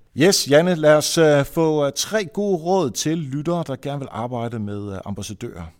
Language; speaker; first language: Danish; native; Danish